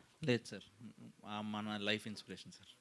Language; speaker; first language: Telugu; native; Telugu